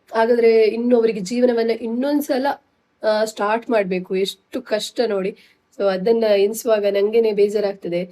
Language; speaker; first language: Kannada; non-native, local second language; Tulu